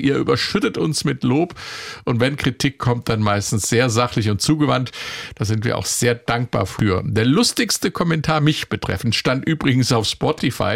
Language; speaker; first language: German; native; German